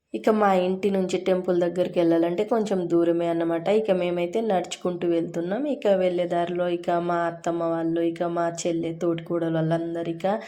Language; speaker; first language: Telugu; non-native, local second language; Lambadi